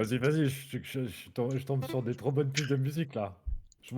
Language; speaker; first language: French; native; French